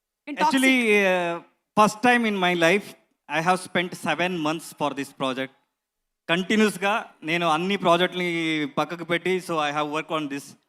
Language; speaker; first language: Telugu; non-native, learner; Kannada